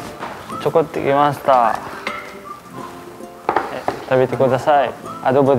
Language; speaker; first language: Japanese; non-native, learner; Filipino